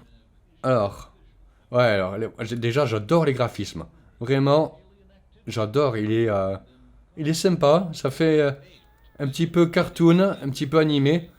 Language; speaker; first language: French; native; French